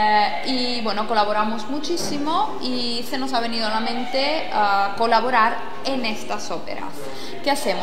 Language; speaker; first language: Spanish; non-native, fluent; Italian